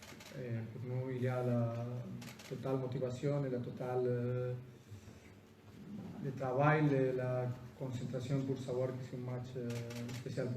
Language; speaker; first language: French; non-native, fluent; Spanish